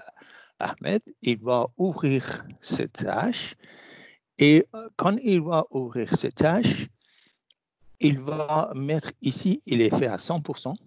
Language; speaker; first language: French; non-native, fluent; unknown